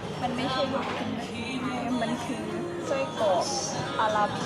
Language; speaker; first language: Thai; native; Thai